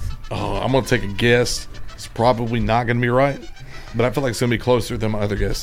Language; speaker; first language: English; native; English